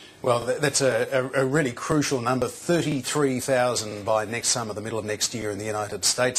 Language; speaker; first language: English; native; English